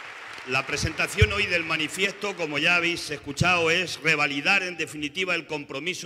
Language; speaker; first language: Spanish; native; Spanish